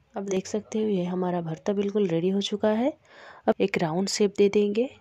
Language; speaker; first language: Hindi; non-native, local second language; Bangla